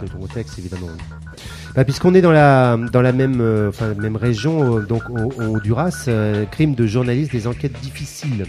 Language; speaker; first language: French; native; French